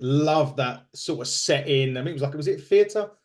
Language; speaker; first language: English; native; English